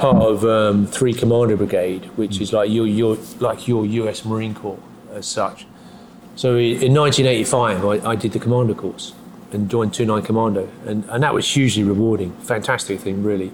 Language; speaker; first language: English; native; English